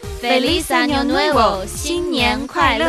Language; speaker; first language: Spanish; non-native, fluent; Chinese